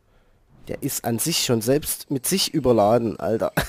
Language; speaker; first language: German; native; German